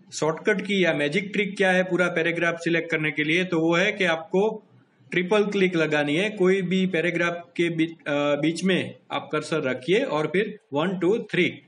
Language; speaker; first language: Hindi; non-native, local second language; Gujarati